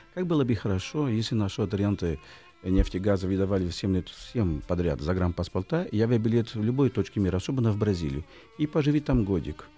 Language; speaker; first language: Russian; non-native, fluent; Portuguese